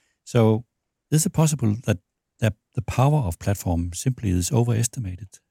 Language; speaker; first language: English; non-native, fluent; Danish